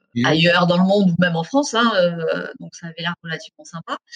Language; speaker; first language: French; native; French